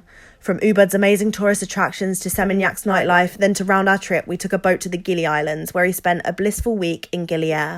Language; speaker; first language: English; native; English